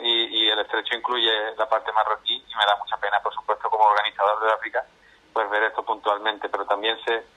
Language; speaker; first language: Spanish; native; Spanish